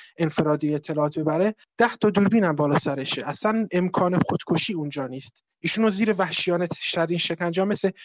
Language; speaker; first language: Persian; non-native, local second language; Kurdish